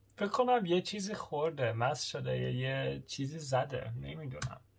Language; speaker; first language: Persian; early bilingual, heritage; Persian